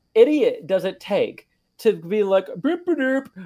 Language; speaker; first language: English; native; English